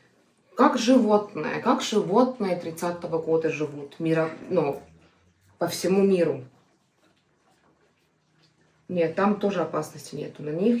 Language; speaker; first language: Russian; non-native, fluent; Estonian